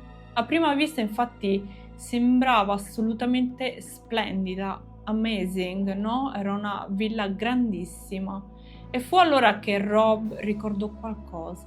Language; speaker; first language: Italian; native; Italian